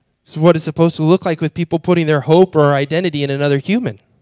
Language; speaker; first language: English; native; English